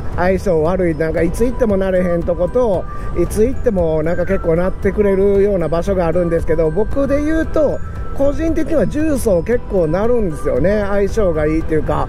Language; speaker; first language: Japanese; native; Japanese